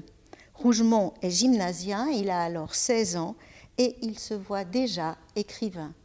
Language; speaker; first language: French; native; French